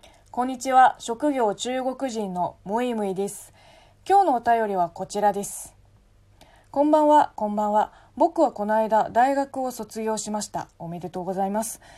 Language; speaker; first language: Japanese; non-native, fluent; Chinese